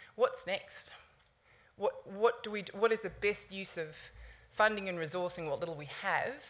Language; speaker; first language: English; native; English